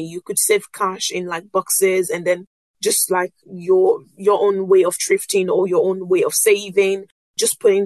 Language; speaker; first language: English; non-native, local second language; Yoruba